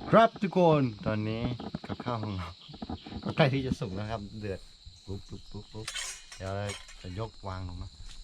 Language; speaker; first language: Thai; non-native, local second language; Karen languages